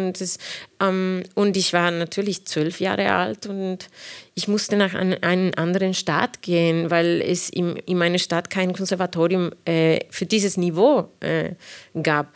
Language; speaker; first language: German; non-native, fluent; Spanish